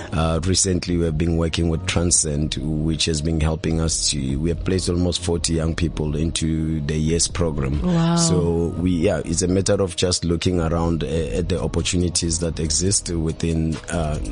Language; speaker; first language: English; non-native, local second language; Zulu